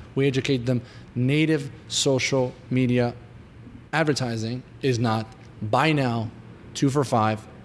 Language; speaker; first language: English; non-native, fluent; Hebrew